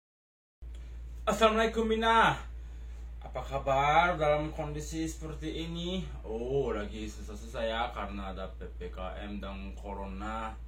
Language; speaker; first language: Indonesian; non-native, fluent; Japanese